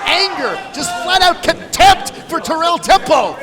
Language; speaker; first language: English; native; English